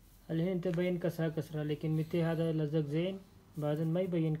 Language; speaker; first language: Arabic; non-native, learner; Urdu